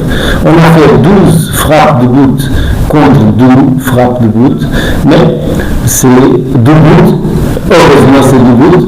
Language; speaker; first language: French; non-native, learner; Portuguese